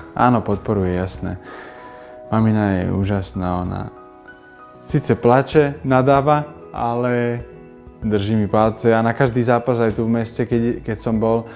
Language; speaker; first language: Slovak; native; Slovak